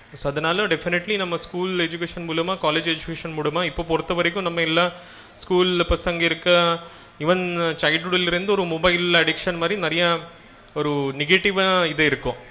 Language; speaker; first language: Tamil; non-native, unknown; Marathi